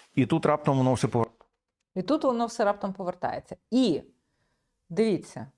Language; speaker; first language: Ukrainian; native; Ukrainian